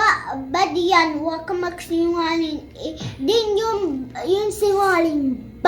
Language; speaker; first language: Filipino; non-native, learner; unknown